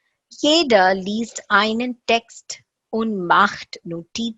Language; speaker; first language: German; non-native, fluent; Tamil